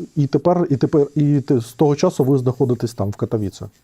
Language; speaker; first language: Ukrainian; non-native, local second language; Russian